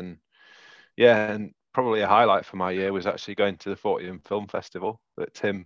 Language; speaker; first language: English; native; English